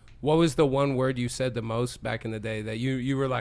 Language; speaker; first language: English; native; English